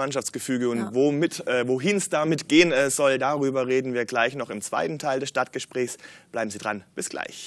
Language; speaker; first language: German; native; German